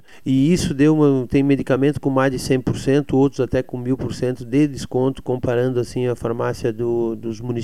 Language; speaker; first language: Portuguese; native; Portuguese